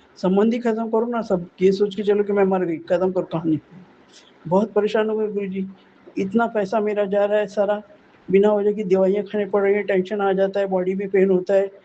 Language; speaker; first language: Hindi; non-native, local second language; Marathi